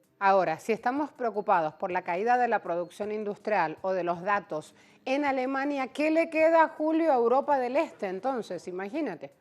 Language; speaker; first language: Spanish; native; Spanish